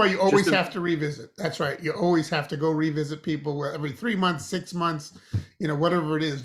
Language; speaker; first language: English; native; English